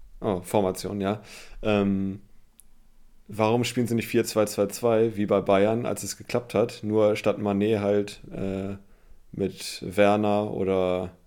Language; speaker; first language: German; native; German